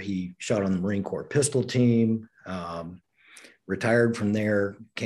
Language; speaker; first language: English; native; English